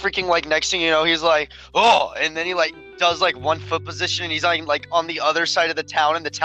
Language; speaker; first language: English; native; English